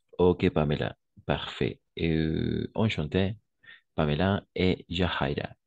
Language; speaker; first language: French; non-native, fluent; Spanish